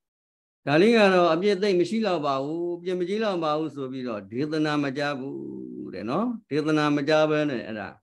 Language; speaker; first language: Burmese; native; Burmese